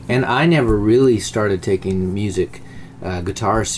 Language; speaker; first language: English; native; English